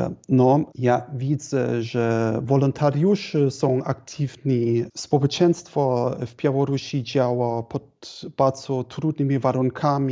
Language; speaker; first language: Polish; non-native, fluent; German